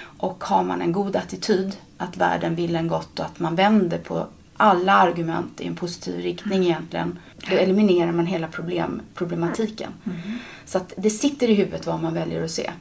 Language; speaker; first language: Swedish; native; Swedish